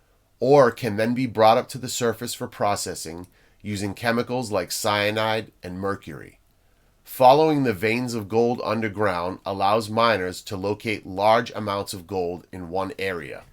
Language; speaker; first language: English; native; English